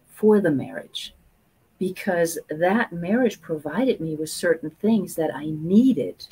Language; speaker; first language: English; non-native, fluent; German